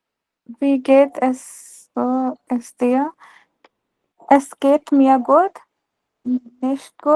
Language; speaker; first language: German; non-native, learner; Urdu